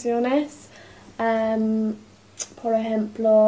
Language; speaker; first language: Spanish; non-native, learner; English